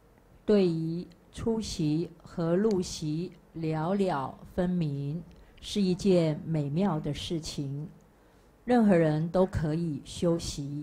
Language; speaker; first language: Chinese; native; Chinese